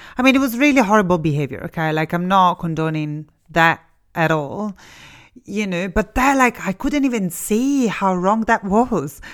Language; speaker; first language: English; non-native, fluent; Italian